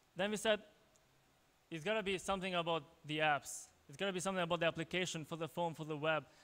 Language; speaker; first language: English; non-native, fluent; Albanian